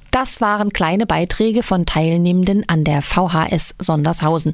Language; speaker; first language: German; native; German